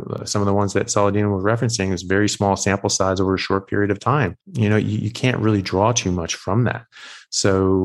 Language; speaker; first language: English; native; English